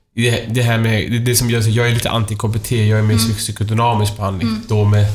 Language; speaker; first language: Swedish; non-native, fluent; Persian